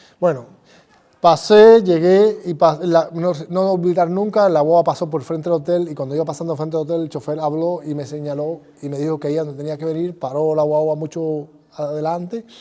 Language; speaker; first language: Spanish; native; Spanish